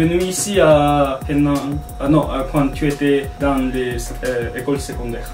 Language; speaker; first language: French; non-native, learner; Japanese